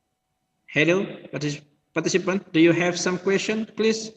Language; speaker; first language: English; non-native, learner; Indonesian